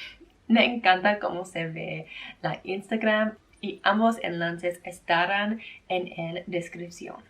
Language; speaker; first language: Spanish; non-native, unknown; English